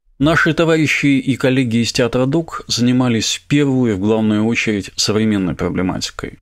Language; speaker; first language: Russian; native; Russian